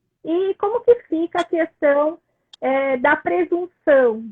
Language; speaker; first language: Portuguese; native; Portuguese